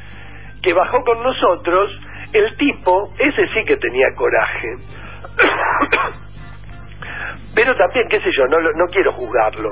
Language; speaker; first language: Spanish; native; Spanish